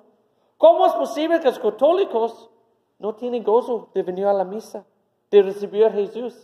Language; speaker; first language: Spanish; non-native, fluent; English